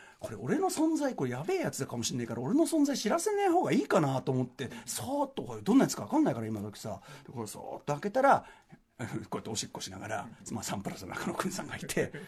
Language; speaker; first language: Japanese; native; Japanese